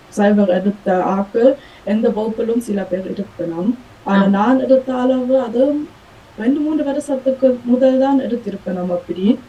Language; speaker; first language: Tamil; early bilingual, heritage; Tamil